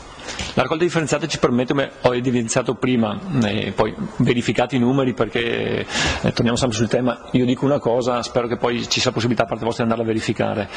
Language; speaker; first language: Italian; native; Italian